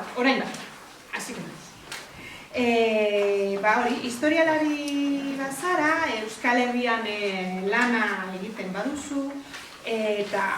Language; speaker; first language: Basque; non-native, fluent; Catalan